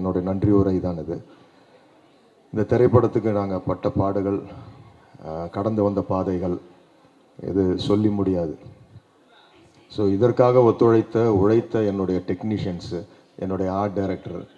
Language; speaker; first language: Tamil; native; Tamil